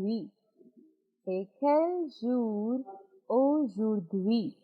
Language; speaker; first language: French; non-native, fluent; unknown